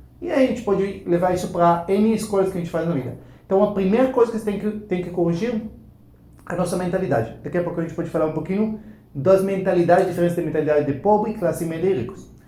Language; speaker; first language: Portuguese; non-native, fluent; Hebrew